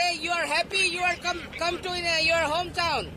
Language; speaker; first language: English; non-native, learner; Hindi